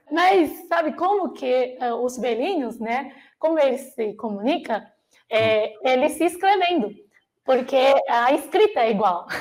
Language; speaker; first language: Portuguese; non-native, fluent; Chinese